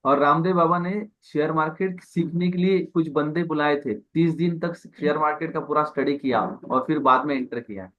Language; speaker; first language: Hindi; non-native, local second language; Marathi